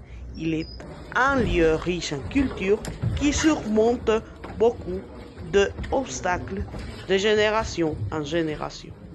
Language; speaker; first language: French; non-native, learner; Spanish